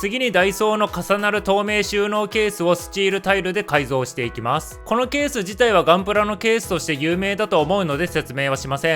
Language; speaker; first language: Japanese; native; Japanese